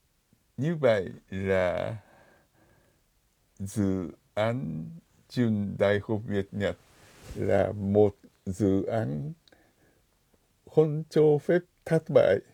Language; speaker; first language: Vietnamese; non-native, fluent; Japanese